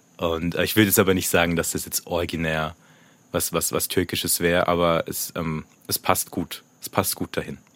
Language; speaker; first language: German; native; German